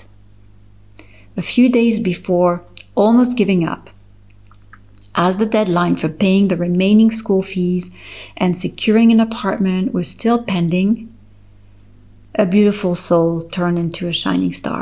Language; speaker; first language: English; non-native, fluent; French